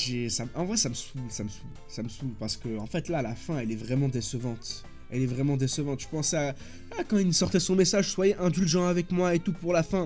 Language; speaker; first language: French; native; French